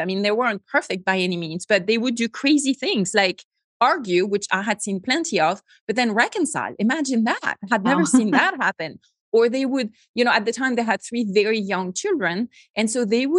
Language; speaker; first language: English; non-native, fluent; French